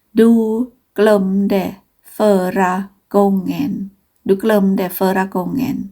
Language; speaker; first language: Swedish; non-native, fluent; Thai